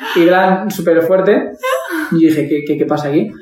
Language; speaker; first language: Spanish; native; Spanish